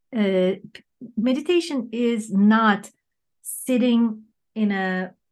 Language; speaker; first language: English; non-native, fluent; Turkish